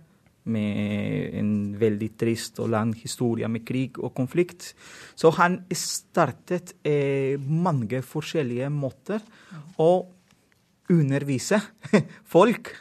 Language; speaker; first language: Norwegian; non-native, fluent; Spanish